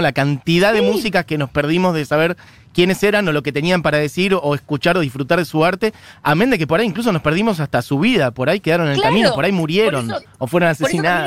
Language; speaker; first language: Spanish; native; Spanish